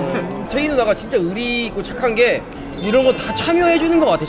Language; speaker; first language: Korean; native; Korean